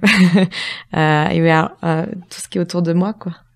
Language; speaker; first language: French; native; French